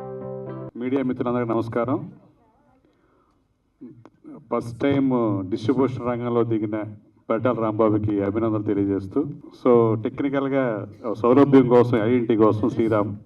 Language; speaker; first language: Telugu; native; Telugu